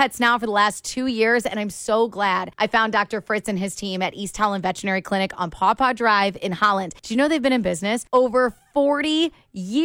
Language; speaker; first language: English; native; English